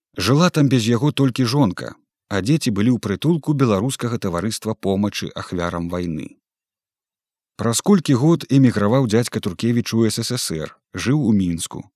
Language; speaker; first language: Belarusian; native; Belarusian